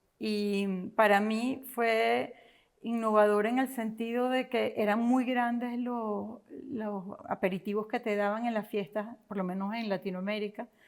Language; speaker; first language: Spanish; native; Spanish